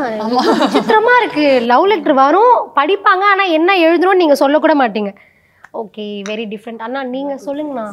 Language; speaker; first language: Tamil; native; Tamil